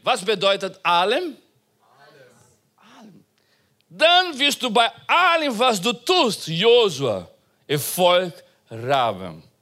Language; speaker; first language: German; non-native, fluent; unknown